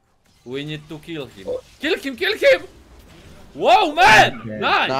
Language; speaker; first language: English; non-native, learner; Polish